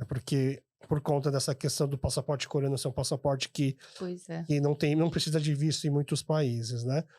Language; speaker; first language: Portuguese; early bilingual, other home language; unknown